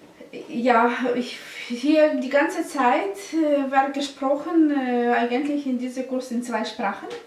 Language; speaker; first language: German; non-native, learner; Russian